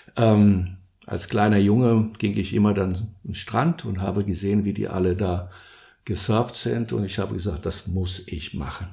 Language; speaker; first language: German; non-native, fluent; Portuguese